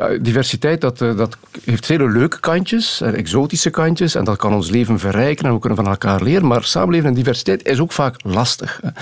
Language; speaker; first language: Dutch; native; Dutch